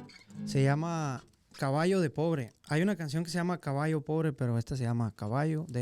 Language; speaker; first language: Spanish; native; Spanish